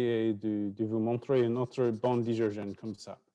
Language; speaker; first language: French; non-native, fluent; English